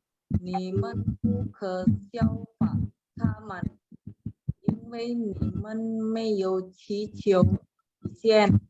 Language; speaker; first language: Chinese; non-native, learner; Indonesian